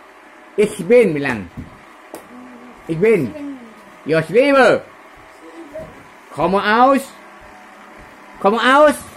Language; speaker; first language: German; non-native, learner; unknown